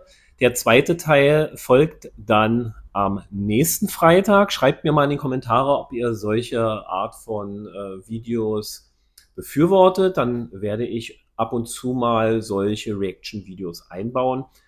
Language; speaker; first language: German; native; German